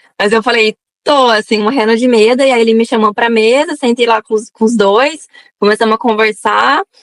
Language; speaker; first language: Portuguese; native; Portuguese